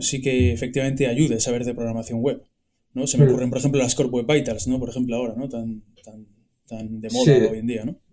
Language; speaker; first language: Spanish; native; Spanish